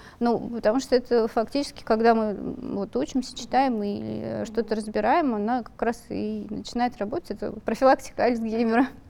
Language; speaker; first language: Russian; native; Russian